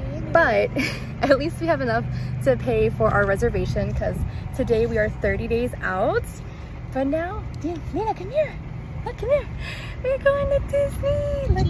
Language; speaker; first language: English; early bilingual, other home language; Spanish